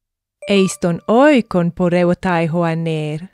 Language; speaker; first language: Greek; non-native, learner; English